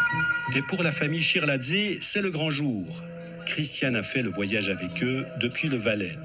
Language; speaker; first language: French; native; French